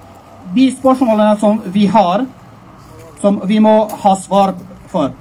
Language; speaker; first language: Norwegian; non-native, fluent; Persian